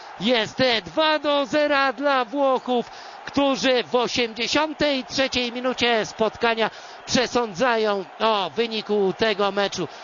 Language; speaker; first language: Polish; native; Polish